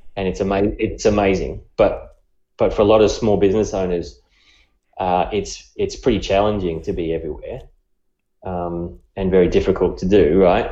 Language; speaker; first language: English; native; English